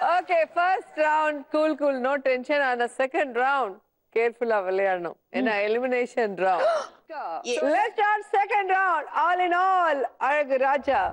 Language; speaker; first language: Tamil; native; Tamil